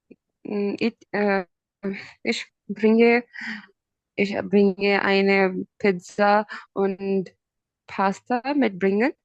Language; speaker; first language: German; non-native, learner; Urdu